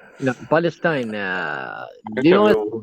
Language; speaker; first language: English; non-native, learner; Arabic